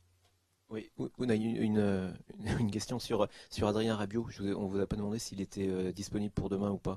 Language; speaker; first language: French; native; French